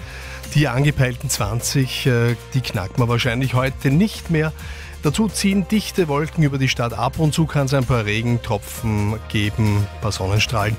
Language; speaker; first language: German; native; German